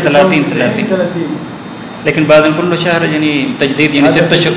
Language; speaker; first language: Arabic; non-native, learner; Urdu